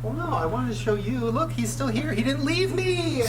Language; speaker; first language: English; native; English